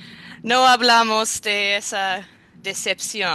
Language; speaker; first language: Spanish; non-native, fluent; English